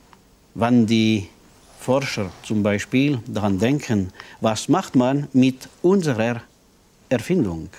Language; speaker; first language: German; non-native, local second language; French